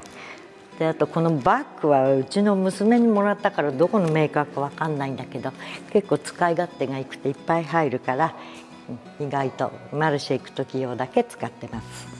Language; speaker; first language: Japanese; native; Japanese